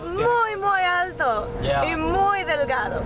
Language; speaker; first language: Spanish; non-native, learner; English